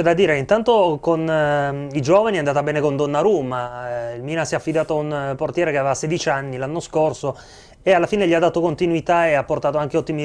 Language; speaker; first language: Italian; native; Italian